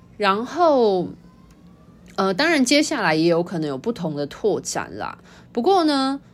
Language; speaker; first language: Chinese; native; Chinese